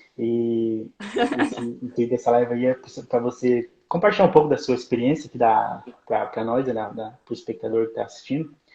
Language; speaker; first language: Portuguese; native; Portuguese